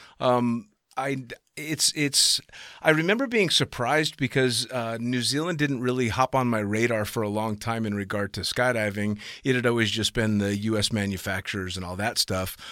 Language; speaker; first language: English; native; English